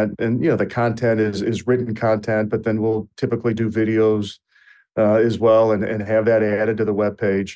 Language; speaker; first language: English; native; English